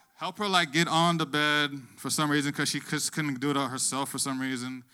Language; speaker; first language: English; native; English